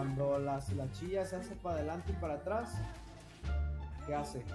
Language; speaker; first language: Spanish; native; Spanish